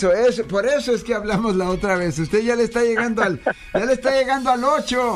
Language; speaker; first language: Spanish; native; Spanish